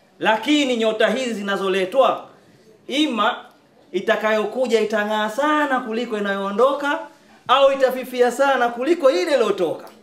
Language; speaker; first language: Swahili; native; Swahili